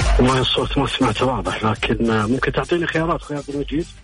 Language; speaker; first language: Arabic; native; Arabic